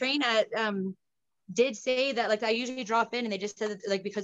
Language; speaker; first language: English; native; English